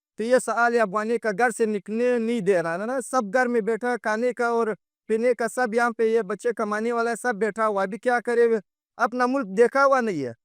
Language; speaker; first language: Urdu; non-native, fluent; Pashto